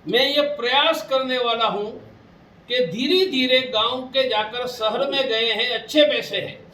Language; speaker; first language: Hindi; non-native, local second language; Gujarati